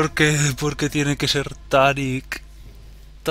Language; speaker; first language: Spanish; native; Spanish